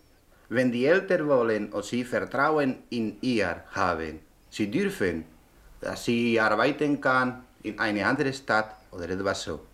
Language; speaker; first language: German; non-native, learner; Spanish